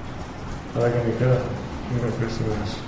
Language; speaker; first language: Greek; non-native, learner; Spanish